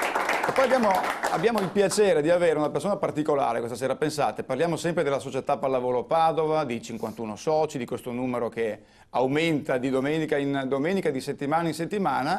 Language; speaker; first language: Italian; native; Italian